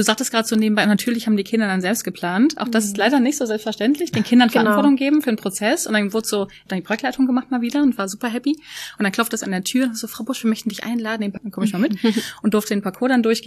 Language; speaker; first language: German; native; German